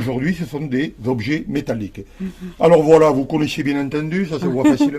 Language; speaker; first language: French; native; French